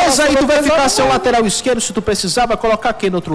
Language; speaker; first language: Portuguese; native; Portuguese